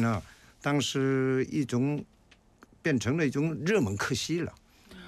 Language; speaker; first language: Chinese; non-native, fluent; Korean